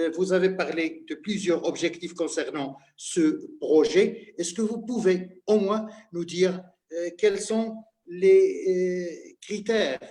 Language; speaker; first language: French; non-native, local second language; Arabic